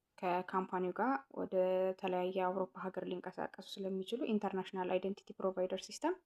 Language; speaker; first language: Amharic; non-native, local second language; Tigrinya